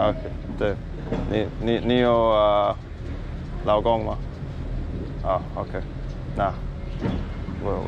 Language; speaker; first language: Chinese; non-native, fluent; English